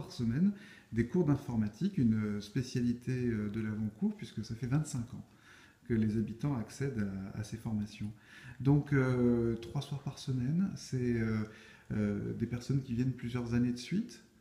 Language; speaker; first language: French; native; French